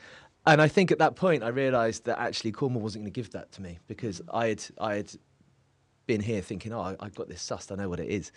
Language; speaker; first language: English; native; English